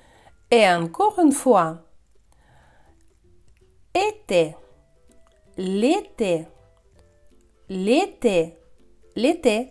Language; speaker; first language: French; non-native, fluent; Russian